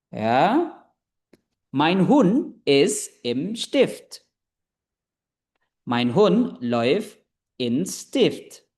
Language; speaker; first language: German; non-native, fluent; Indonesian